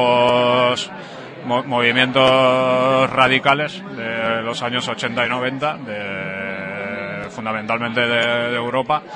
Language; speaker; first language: Spanish; native; Spanish